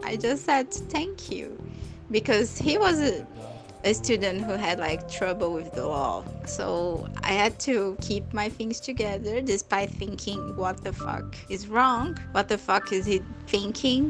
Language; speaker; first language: English; non-native, fluent; Portuguese